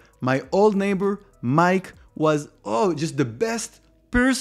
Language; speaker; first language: English; non-native, fluent; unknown